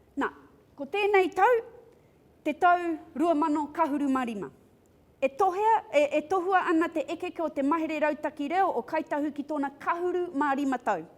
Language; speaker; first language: Māori; non-native, local second language; English